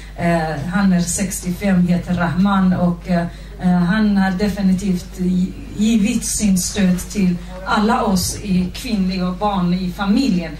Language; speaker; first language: Swedish; non-native, fluent; Central Kurdish